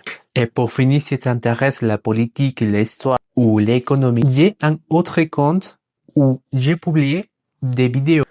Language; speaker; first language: French; non-native, learner; Spanish